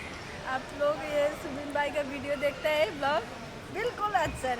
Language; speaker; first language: Hindi; non-native, local second language; Malayalam